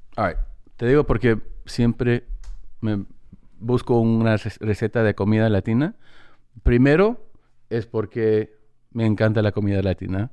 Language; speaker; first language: Spanish; early bilingual, heritage; English